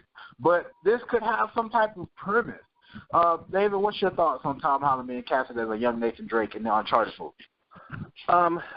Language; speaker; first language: English; native; English